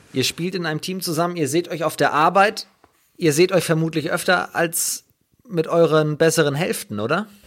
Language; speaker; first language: German; native; German